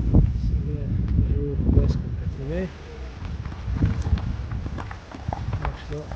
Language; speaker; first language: Russian; non-native, local second language; Chechen